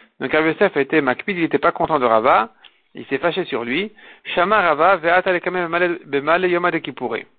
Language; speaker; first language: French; native; French